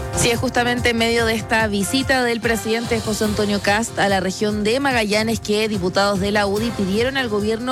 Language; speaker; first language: Spanish; native; Spanish